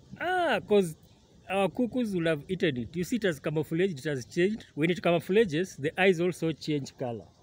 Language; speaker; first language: English; non-native, local second language; Luyia